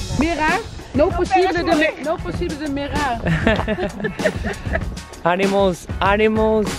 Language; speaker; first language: Spanish; non-native, learner; Dutch